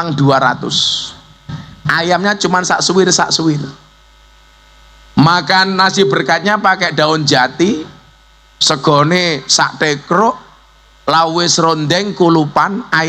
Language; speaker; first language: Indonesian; non-native, local second language; Javanese